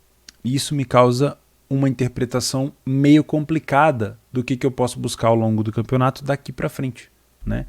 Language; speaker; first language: Portuguese; native; Portuguese